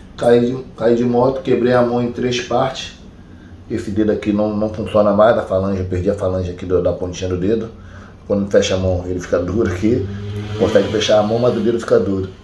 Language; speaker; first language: Portuguese; native; Portuguese